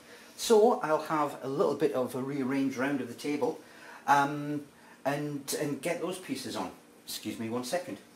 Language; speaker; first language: English; native; English